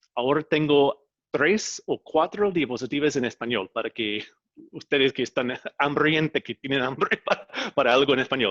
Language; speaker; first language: Spanish; non-native, fluent; English